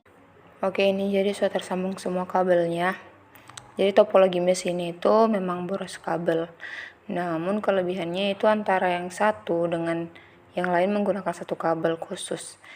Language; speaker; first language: Indonesian; native; Indonesian